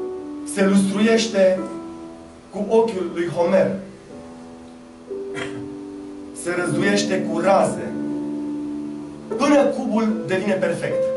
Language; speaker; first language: Romanian; native; Romanian